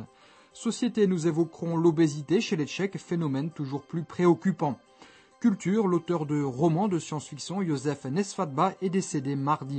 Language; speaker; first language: French; native; French